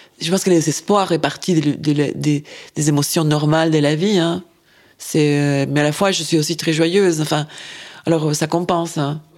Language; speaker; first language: French; non-native, fluent; Spanish